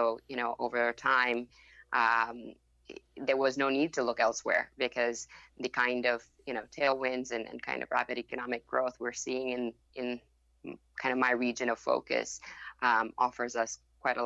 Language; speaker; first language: English; non-native, fluent; Thai